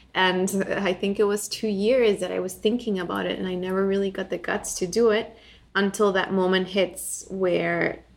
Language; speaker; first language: English; non-native, fluent; Spanish